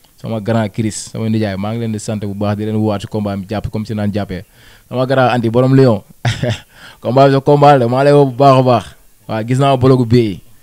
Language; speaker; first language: Wolof; non-native, local second language; Jola-Fonyi